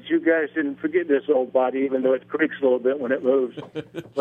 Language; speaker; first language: English; native; English